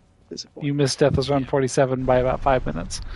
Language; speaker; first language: English; native; English